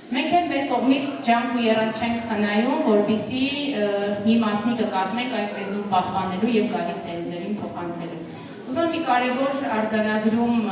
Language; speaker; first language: Armenian; native; Armenian